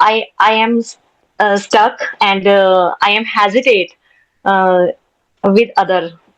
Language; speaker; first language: English; non-native, learner; Hindi